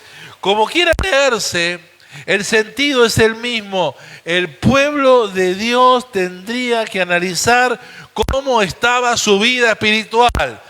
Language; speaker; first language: Spanish; native; Spanish